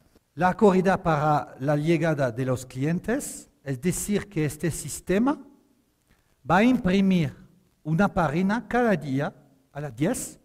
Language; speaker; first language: Spanish; non-native, fluent; French